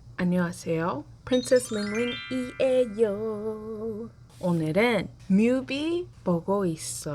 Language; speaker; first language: Korean; non-native, learner; English